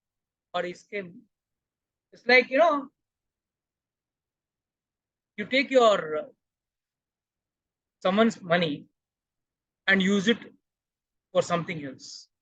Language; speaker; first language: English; non-native, local second language; Hindi